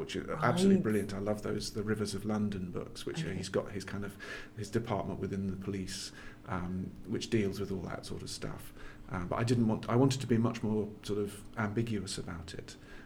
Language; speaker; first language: English; native; English